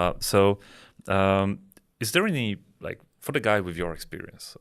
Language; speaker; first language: English; non-native, fluent; Polish